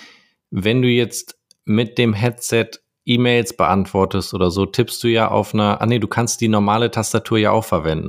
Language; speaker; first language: German; native; German